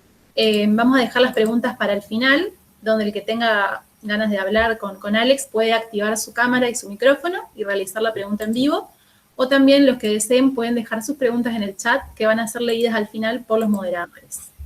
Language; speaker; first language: Spanish; native; Spanish